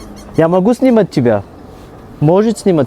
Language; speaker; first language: Russian; non-native, learner; French